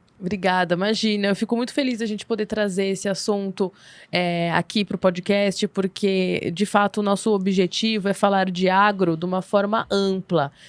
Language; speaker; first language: Portuguese; native; Portuguese